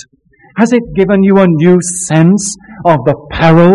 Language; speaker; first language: English; native; English